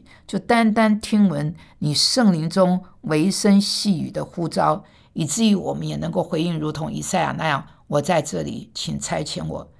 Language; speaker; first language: Chinese; non-native, fluent; Korean